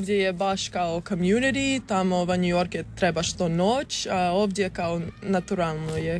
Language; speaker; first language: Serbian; early bilingual, heritage; English